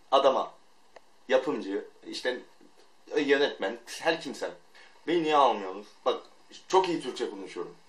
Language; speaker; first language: Turkish; non-native, fluent; Korean